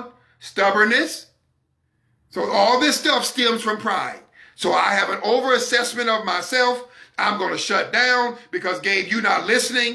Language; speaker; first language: English; native; English